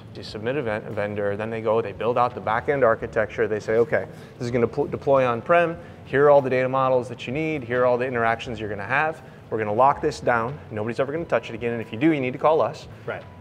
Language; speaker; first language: English; native; English